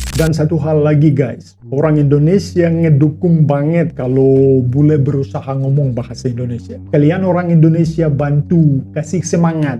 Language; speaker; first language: Indonesian; non-native, fluent; Russian